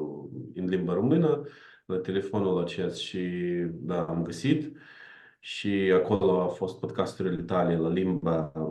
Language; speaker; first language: Romanian; non-native, learner; Ukrainian